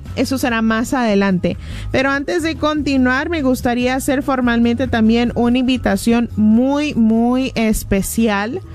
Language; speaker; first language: Spanish; early bilingual, heritage; Spanish